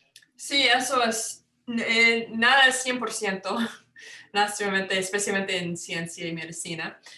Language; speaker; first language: Spanish; non-native, fluent; English